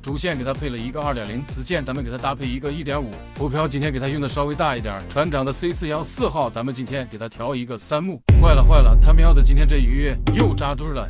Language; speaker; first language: Chinese; native; Chinese